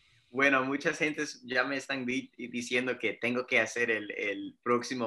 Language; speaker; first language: Spanish; early bilingual, heritage; Spanish